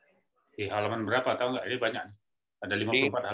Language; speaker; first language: Indonesian; native; Indonesian